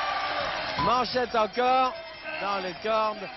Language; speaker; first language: French; native; French